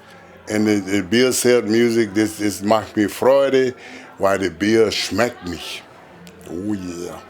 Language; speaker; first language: German; non-native, fluent; English